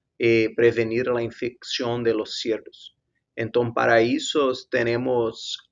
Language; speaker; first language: Spanish; non-native, fluent; Portuguese